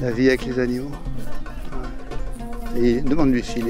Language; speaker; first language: French; native; French